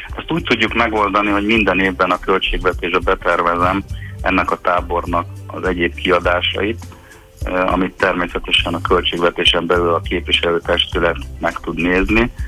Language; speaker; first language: Hungarian; native; Hungarian